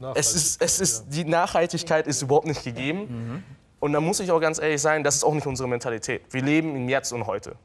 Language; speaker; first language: German; early bilingual, other home language; Filipino